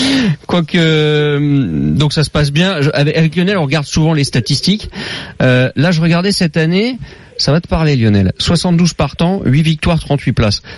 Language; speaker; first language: French; native; French